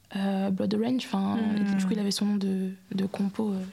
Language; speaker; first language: French; native; French